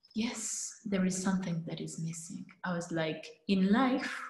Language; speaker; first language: English; non-native, local second language; Kinyarwanda